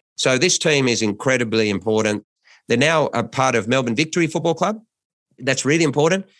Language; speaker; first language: English; native; English